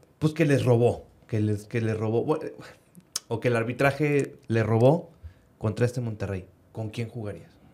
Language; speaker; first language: Spanish; native; Spanish